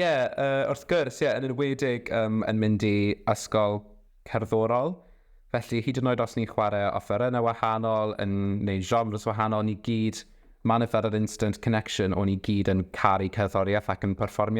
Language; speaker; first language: Welsh; non-native, local second language; English